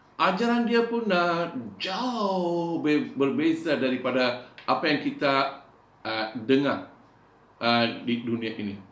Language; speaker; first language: Malay; non-native, local second language; Iban